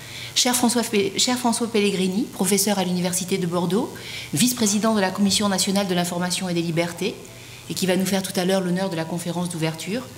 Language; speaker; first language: French; native; French